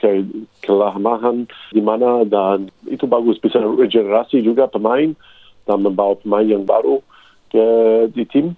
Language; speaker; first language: Indonesian; non-native, fluent; English